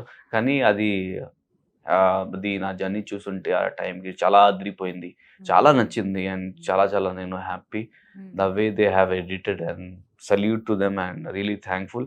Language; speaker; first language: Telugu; non-native, learner; Hindi